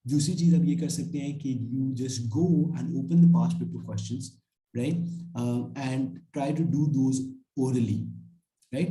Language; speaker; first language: English; non-native, local second language; Urdu